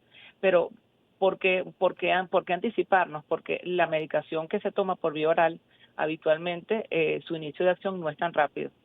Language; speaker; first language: Spanish; native; Spanish